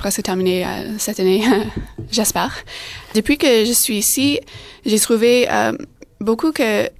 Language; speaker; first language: French; non-native, fluent; English